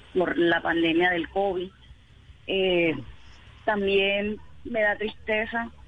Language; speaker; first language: Spanish; native; Spanish